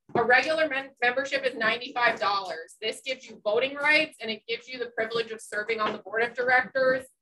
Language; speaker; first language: English; native; English